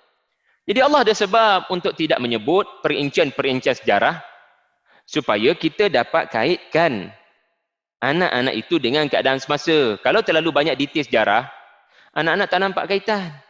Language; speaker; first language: Malay; native; Malay